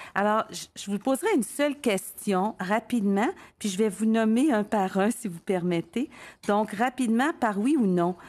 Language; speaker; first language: French; native; French